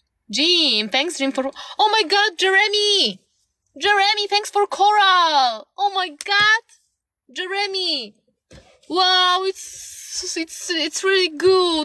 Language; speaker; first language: English; non-native, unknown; Polish